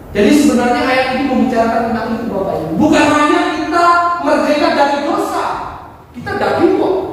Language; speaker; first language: Indonesian; non-native, local second language; Javanese